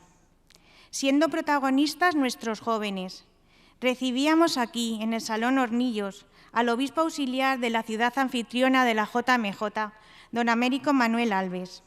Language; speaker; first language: Spanish; native; Spanish